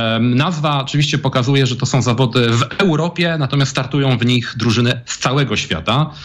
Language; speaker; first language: Polish; native; Polish